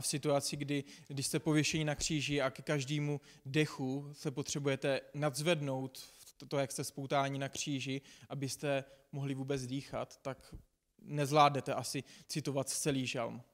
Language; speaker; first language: Czech; non-native, fluent; English